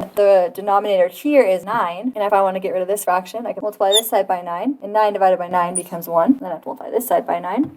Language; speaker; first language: English; native; English